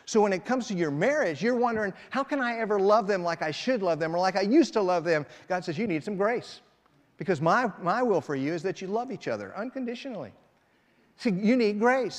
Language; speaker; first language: English; native; English